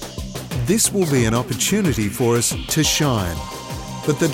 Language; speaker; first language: English; native; English